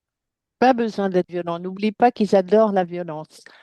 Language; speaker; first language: French; native; French